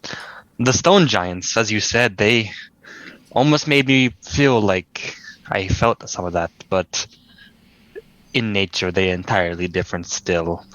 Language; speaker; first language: English; native; English